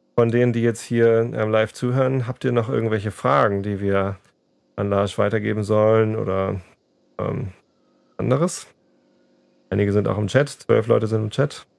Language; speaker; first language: English; non-native, fluent; German